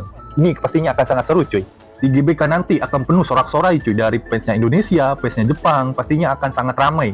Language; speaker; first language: Indonesian; native; Indonesian